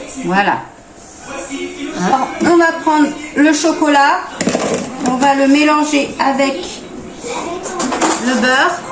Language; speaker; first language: French; native; French